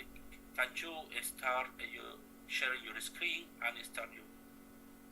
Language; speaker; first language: English; non-native, fluent; Spanish